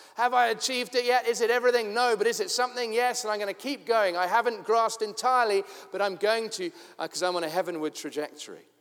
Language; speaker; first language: English; native; English